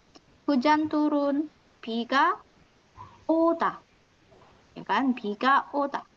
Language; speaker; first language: Korean; non-native, fluent; Indonesian